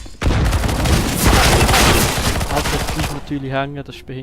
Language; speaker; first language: German; native; German